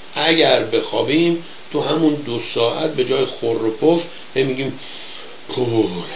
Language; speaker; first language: Persian; native; Persian